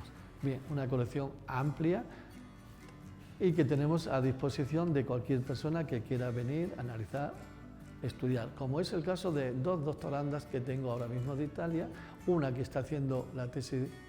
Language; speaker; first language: Spanish; native; Spanish